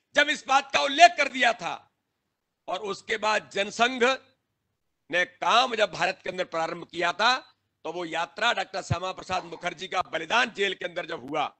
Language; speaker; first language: Hindi; native; Hindi